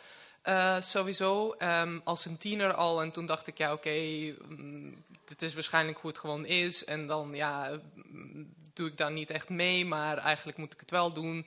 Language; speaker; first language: Dutch; non-native, fluent; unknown